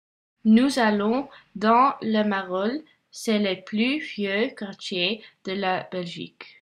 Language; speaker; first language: French; non-native, learner; Dutch